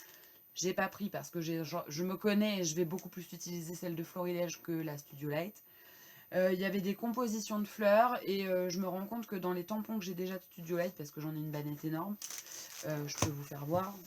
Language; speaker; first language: French; native; French